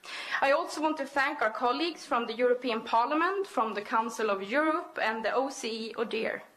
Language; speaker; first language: English; non-native, fluent; Swedish